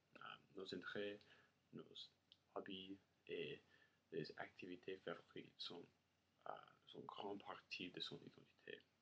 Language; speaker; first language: French; non-native, learner; English